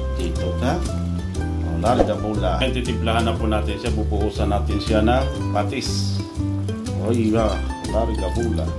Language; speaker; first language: Filipino; non-native, local second language; Cebuano